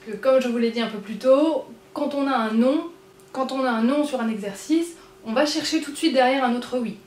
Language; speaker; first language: French; native; French